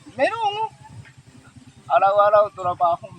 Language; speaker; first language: Filipino; non-native, learner; Japanese